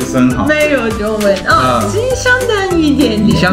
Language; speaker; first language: Chinese; non-native, learner; Armenian